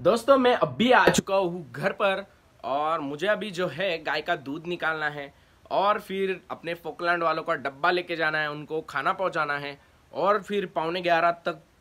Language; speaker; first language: Hindi; non-native, local second language; Marathi